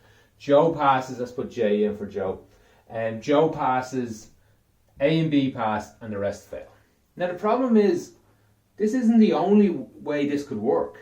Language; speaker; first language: English; native; English